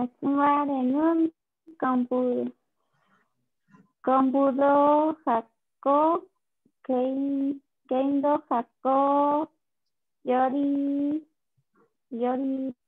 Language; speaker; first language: Korean; non-native, learner; Spanish